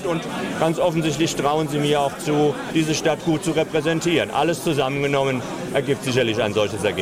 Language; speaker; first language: German; native; German